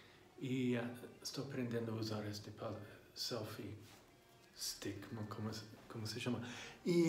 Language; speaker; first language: Portuguese; non-native, fluent; English